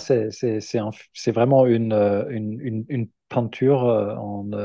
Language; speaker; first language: French; non-native, fluent; German